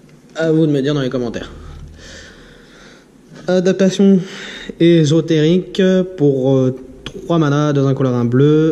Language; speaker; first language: French; native; French